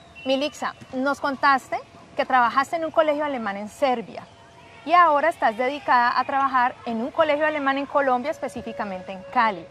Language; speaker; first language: Spanish; native; Spanish